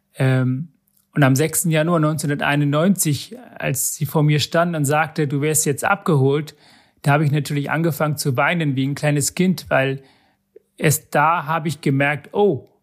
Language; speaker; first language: German; non-native, fluent; Sinhala